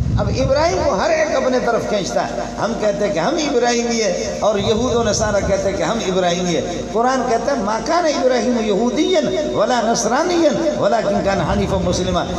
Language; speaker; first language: Urdu; non-native, local second language; Baluchi